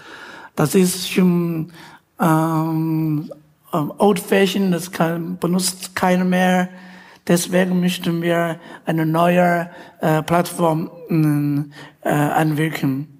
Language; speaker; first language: German; non-native, fluent; Chinese